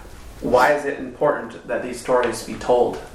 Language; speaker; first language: English; native; English